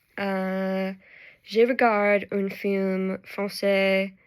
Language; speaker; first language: French; non-native, learner; English